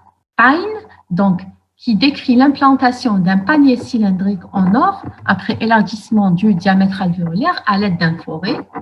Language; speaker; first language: French; non-native, local second language; Arabic